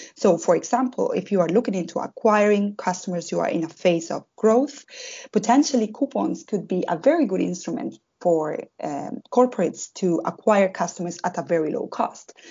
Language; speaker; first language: English; non-native, fluent; Spanish